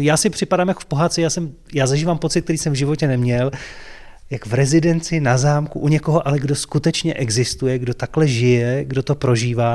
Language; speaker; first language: Czech; native; Czech